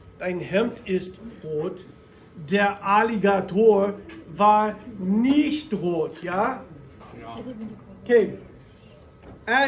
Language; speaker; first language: German; non-native, fluent; English